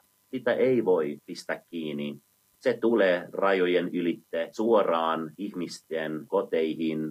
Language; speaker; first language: Finnish; non-native, fluent; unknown